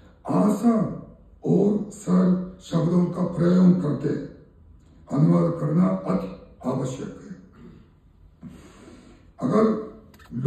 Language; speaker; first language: Hindi; non-native, fluent; Japanese